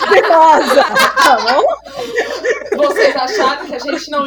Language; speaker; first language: Portuguese; native; Portuguese